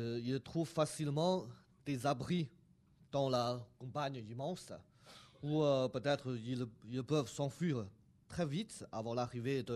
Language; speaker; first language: French; non-native, fluent; Chinese